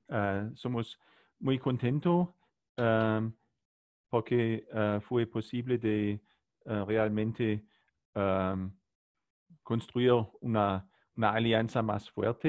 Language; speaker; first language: Spanish; non-native, learner; German